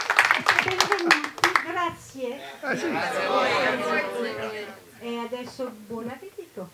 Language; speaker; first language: Italian; non-native, learner; French